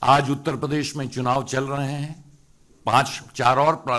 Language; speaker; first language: Hindi; native; Hindi